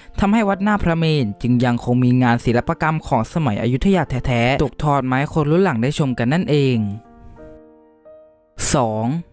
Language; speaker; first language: Thai; native; Thai